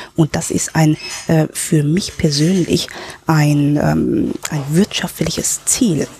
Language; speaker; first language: German; early bilingual, other home language; Cantonese